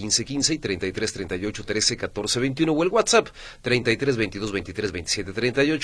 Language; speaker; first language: Spanish; native; Spanish